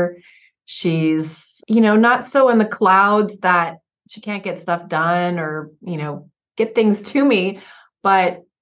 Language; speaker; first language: English; native; English